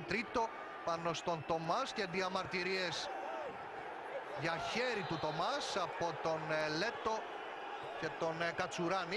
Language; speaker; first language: Greek; native; Greek